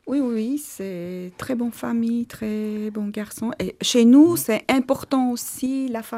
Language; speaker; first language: French; non-native, learner; Armenian